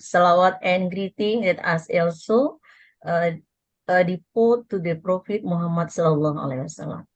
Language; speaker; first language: English; non-native, learner; Indonesian